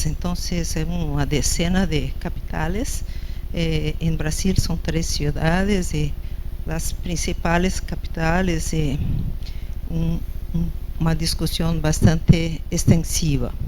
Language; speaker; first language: Spanish; non-native, fluent; Portuguese